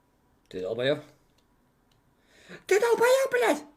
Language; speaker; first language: Russian; non-native, local second language; Kazakh